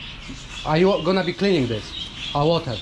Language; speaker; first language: English; non-native, learner; Polish